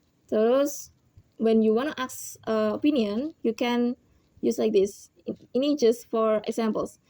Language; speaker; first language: English; non-native, learner; Indonesian